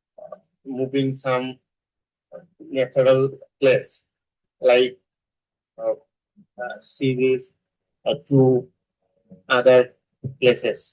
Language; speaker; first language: English; non-native, learner; Bangla